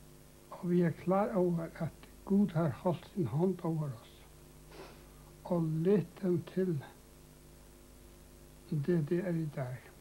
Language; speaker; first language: Danish; non-native, local second language; Faroese